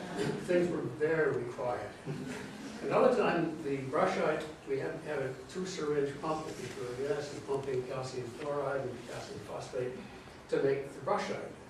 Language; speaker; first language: English; native; English